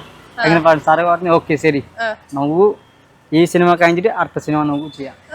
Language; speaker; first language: Malayalam; non-native, local second language; Odia